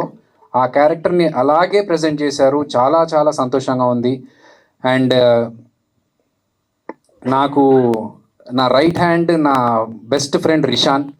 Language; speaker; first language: Telugu; native; Telugu